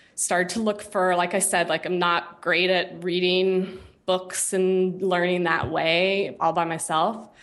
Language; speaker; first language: English; native; English